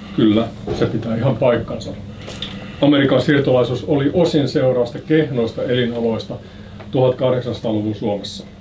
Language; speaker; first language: Finnish; native; Finnish